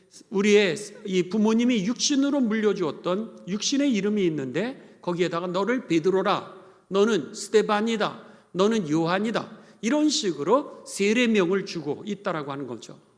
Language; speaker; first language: Korean; native; Korean